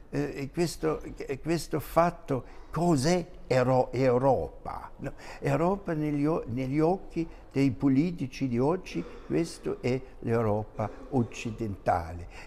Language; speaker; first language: Italian; non-native, fluent; German